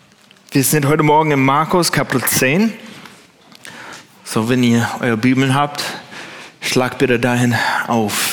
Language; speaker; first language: German; non-native, fluent; English